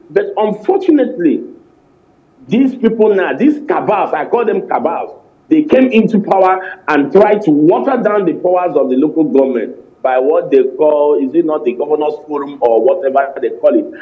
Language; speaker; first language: English; non-native, local second language; Igbo